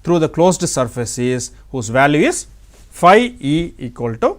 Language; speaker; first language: English; non-native, local second language; Tamil